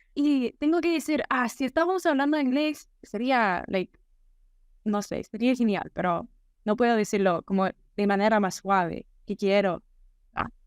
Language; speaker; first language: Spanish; non-native, fluent; English